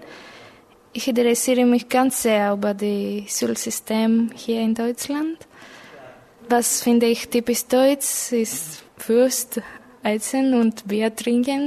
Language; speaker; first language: German; non-native, learner; Greek